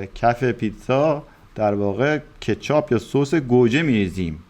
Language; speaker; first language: Persian; native; Persian